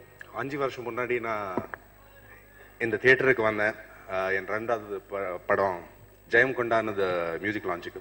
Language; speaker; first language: Tamil; non-native, fluent; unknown